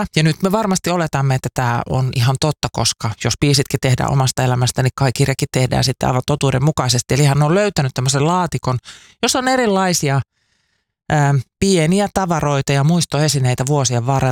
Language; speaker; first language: Finnish; native; Finnish